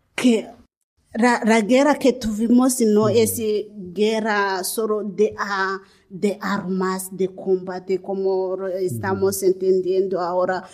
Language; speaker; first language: Spanish; non-native, learner; Kinyarwanda